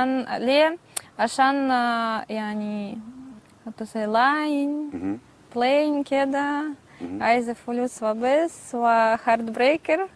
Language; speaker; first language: Arabic; non-native, learner; Russian